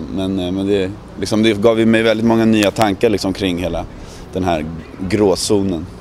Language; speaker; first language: Swedish; native; Swedish